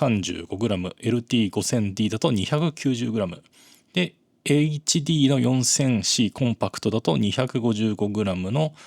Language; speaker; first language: Japanese; native; Japanese